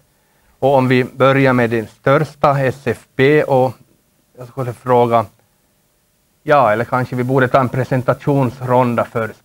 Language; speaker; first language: Swedish; native; Swedish